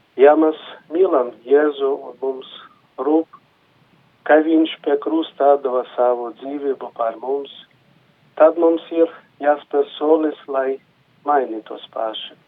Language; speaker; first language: Latvian; non-native, local second language; Russian